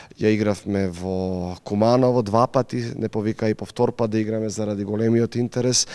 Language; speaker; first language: Macedonian; native; Macedonian